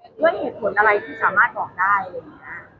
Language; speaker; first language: Thai; native; Thai